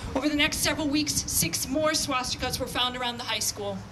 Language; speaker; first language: English; native; English